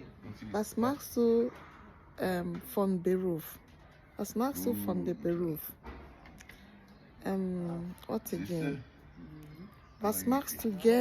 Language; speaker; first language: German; non-native, learner; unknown